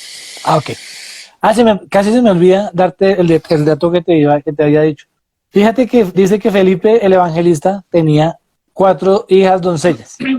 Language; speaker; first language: Spanish; native; Spanish